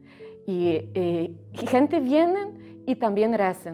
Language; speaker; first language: Spanish; non-native, fluent; Ukrainian